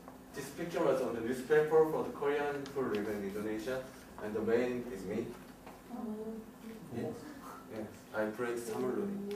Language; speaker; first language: English; non-native, learner; Korean